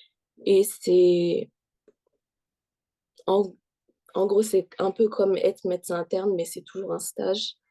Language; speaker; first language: French; early bilingual, heritage; French